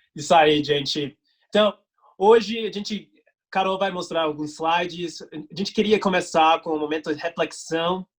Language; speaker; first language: Portuguese; non-native, fluent; English